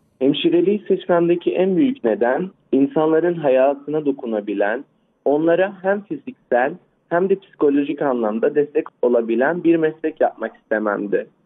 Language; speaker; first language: Turkish; early bilingual, other home language; Arabic